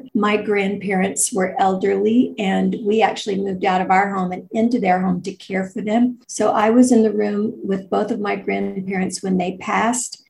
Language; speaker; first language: English; native; English